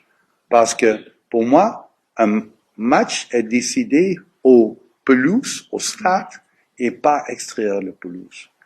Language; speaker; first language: French; non-native, learner; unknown